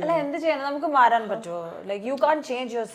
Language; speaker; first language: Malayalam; non-native, local second language; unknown